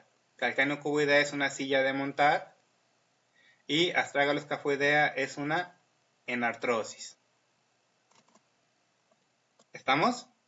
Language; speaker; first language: Spanish; native; Spanish